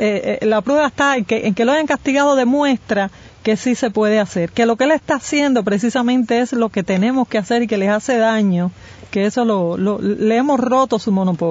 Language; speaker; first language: Spanish; native; Spanish